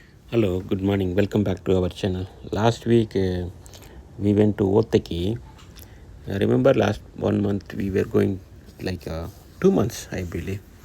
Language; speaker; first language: English; non-native, local second language; Tamil